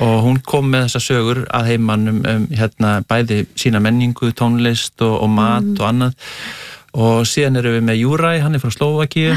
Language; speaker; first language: Icelandic; native; Icelandic